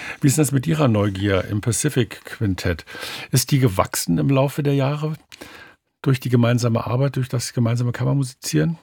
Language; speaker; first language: German; native; German